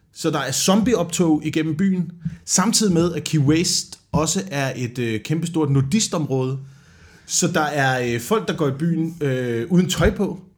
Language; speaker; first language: Danish; native; Danish